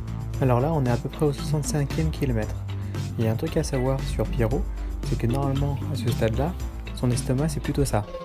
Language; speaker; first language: French; native; French